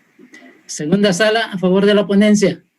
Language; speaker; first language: Spanish; native; Spanish